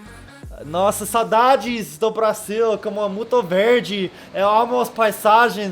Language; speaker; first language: Portuguese; non-native, fluent; English